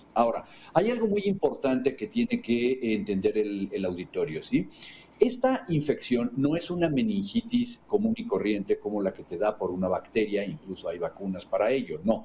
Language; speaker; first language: Spanish; native; Spanish